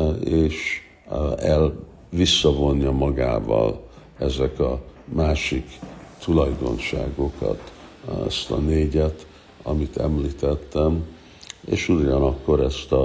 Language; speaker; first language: Hungarian; early bilingual, heritage; Hungarian